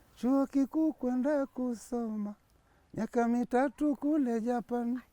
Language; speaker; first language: Swahili; non-native, local second language; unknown